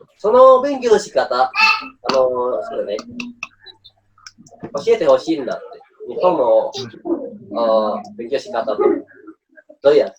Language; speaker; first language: Japanese; non-native, learner; Indonesian